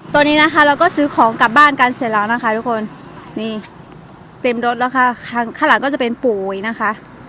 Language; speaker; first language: Thai; non-native, local second language; S'gaw Karen